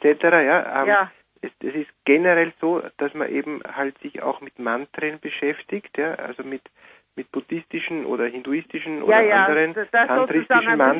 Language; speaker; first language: German; native; German